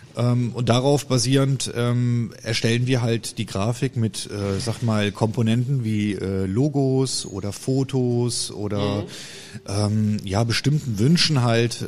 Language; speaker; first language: German; native; German